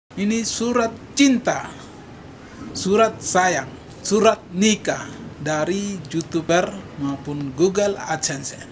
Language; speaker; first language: Indonesian; non-native, local second language; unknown